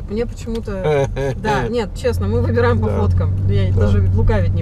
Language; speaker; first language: Russian; native; Russian